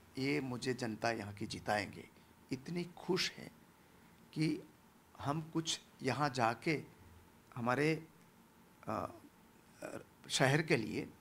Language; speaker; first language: Hindi; non-native, local second language; Gujarati